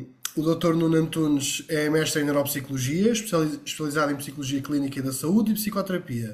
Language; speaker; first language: Portuguese; native; Portuguese